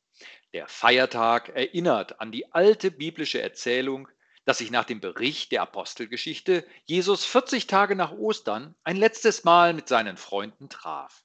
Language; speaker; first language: German; native; German